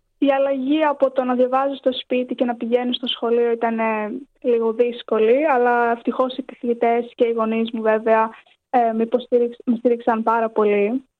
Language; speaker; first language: Greek; early bilingual, heritage; Greek